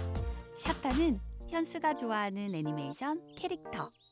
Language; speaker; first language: Korean; native; Korean